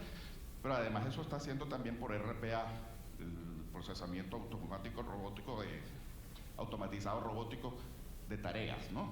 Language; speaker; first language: Spanish; native; Spanish